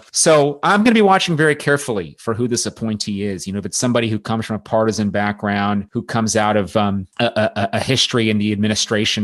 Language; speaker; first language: English; native; English